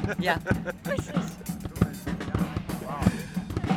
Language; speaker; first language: Dutch; non-native, learner; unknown